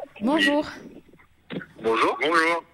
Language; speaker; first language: French; non-native, local second language; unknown